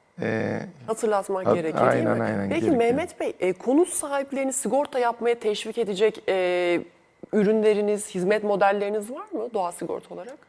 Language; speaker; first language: Turkish; native; Turkish